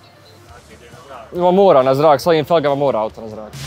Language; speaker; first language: Bosnian; native; Bosnian